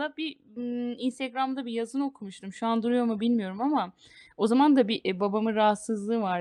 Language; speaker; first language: Turkish; native; Turkish